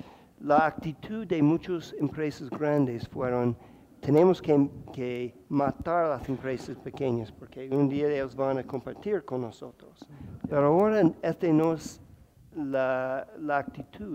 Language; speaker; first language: Spanish; non-native, fluent; English